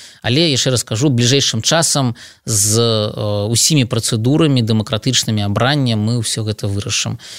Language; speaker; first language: Belarusian; non-native, local second language; Russian